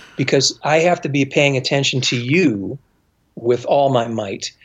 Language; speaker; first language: English; native; English